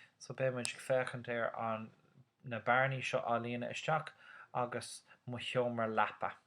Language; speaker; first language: Irish; non-native, local second language; English